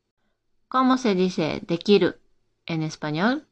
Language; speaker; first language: Spanish; non-native, learner; Japanese